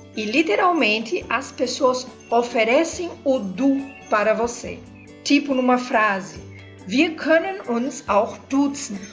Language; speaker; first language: Portuguese; non-native, fluent; German